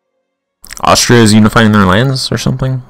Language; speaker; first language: English; native; English